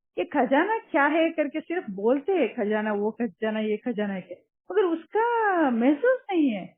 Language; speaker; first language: Hindi; non-native, learner; Kannada